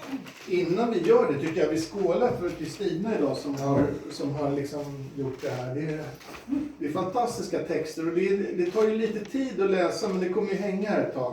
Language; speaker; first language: Swedish; native; Swedish